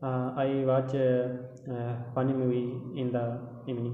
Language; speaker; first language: English; non-native, learner; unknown